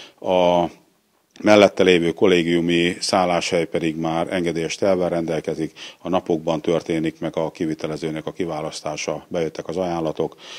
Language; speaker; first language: Hungarian; native; Hungarian